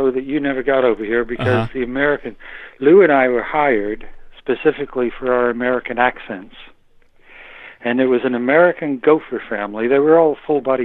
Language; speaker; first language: English; native; English